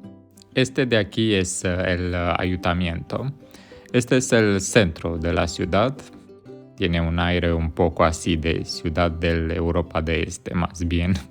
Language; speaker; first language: Spanish; non-native, fluent; Romanian